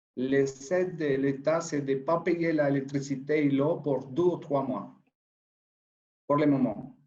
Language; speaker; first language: French; non-native, fluent; Spanish